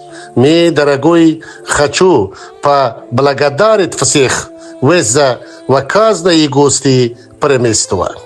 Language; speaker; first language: Russian; non-native, learner; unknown